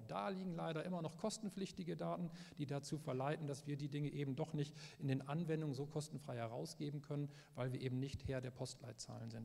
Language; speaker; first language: German; native; German